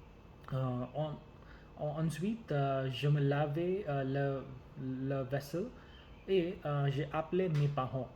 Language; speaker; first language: French; non-native, learner; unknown